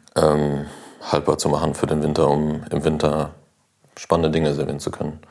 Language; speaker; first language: German; native; German